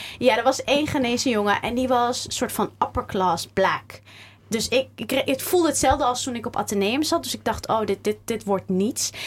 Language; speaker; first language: Dutch; early bilingual, other home language; Somali